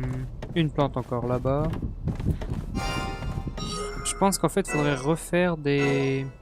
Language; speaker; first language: French; native; French